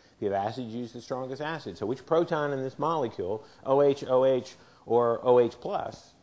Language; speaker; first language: English; native; English